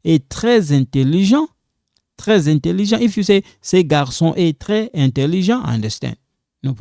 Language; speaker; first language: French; non-native, local second language; Lingala